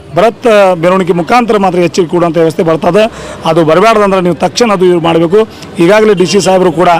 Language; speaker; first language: Kannada; non-native, local second language; Lambadi